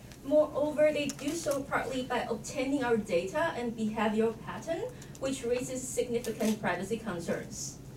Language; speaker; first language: English; non-native, fluent; Chinese